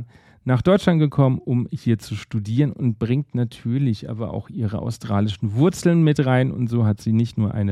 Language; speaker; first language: German; native; German